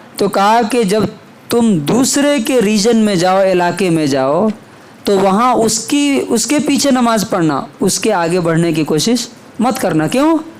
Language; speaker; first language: Urdu; native; Urdu